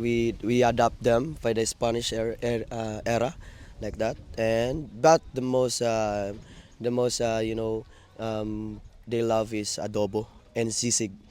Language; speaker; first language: English; non-native, local second language; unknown